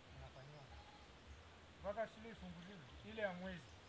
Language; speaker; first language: Swahili; non-native, local second language; Masai